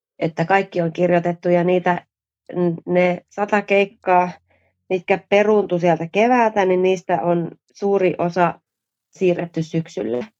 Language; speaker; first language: Finnish; native; Finnish